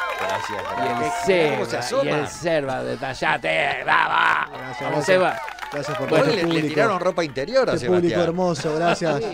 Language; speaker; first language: Spanish; native; Spanish